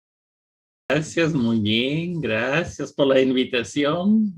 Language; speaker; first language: Spanish; non-native, fluent; German